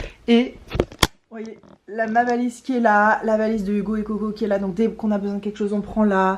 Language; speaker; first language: French; native; French